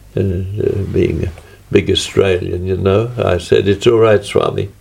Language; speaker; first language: English; native; English